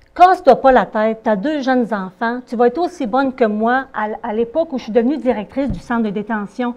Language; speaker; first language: French; native; French